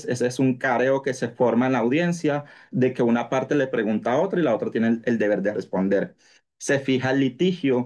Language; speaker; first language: Spanish; native; Spanish